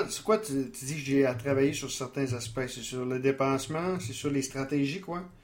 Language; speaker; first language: French; native; French